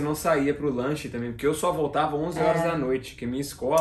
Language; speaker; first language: Portuguese; native; Portuguese